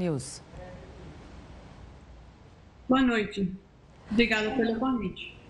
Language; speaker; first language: Portuguese; non-native, fluent; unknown